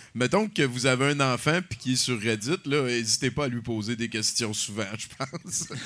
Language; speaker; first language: French; native; French